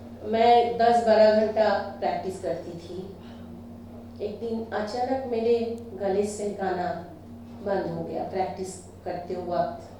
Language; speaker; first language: Hindi; non-native, local second language; Bangla